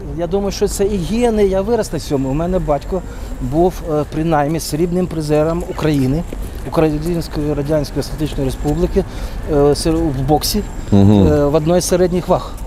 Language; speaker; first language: Ukrainian; non-native, local second language; Russian